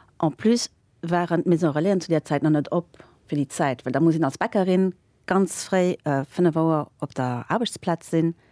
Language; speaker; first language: Luxembourgish; early bilingual, other home language; Spanish